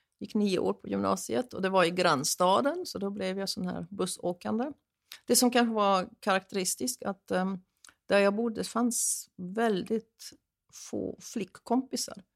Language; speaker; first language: Swedish; non-native, fluent; German